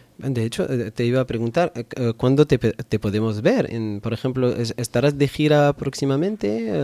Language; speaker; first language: Spanish; non-native, fluent; French